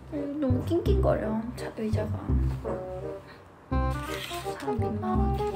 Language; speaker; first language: Korean; early bilingual, heritage; Korean